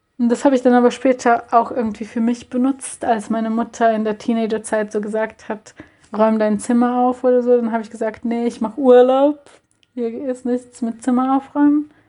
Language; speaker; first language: German; early bilingual, other home language; Bosnian